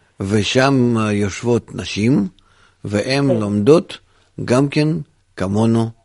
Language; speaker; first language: Hebrew; non-native, fluent; Russian